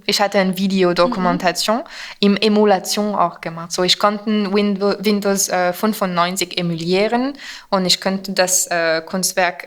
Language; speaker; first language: German; non-native, fluent; French